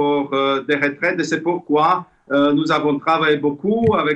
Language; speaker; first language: French; non-native, fluent; Slovak